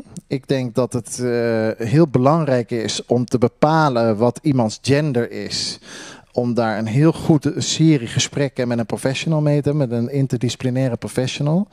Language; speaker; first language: Dutch; native; Dutch